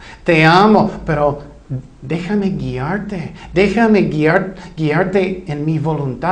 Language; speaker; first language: Spanish; non-native, fluent; English